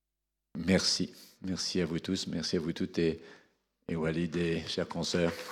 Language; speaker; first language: French; native; French